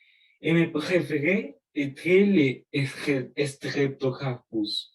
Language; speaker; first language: French; non-native, learner; Spanish